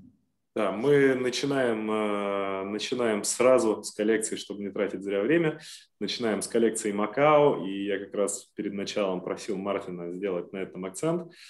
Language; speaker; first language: Russian; native; Russian